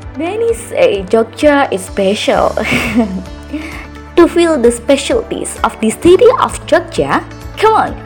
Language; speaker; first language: English; non-native, fluent; Indonesian